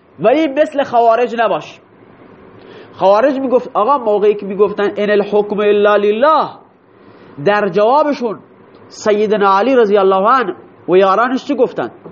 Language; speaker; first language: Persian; non-native, local second language; Baluchi